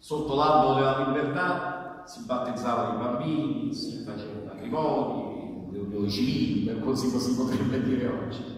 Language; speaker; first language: Italian; native; Italian